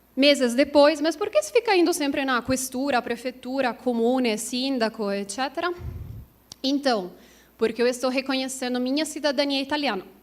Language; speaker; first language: Portuguese; non-native, fluent; Italian